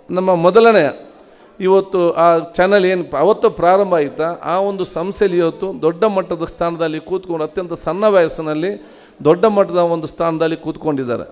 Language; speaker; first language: Kannada; non-native, local second language; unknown